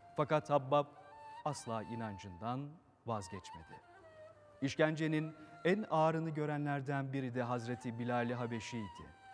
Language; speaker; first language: Turkish; native; Turkish